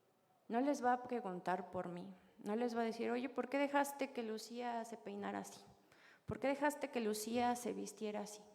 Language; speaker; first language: Spanish; native; Spanish